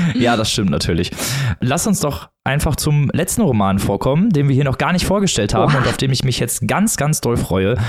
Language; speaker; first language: German; native; German